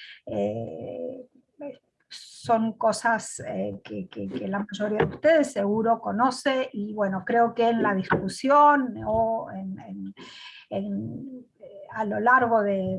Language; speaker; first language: Spanish; non-native, fluent; Greek